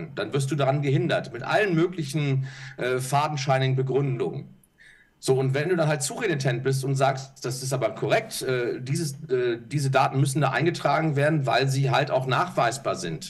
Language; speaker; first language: German; native; German